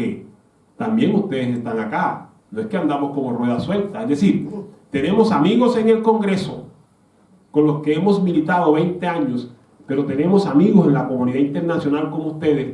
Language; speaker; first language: Spanish; native; Spanish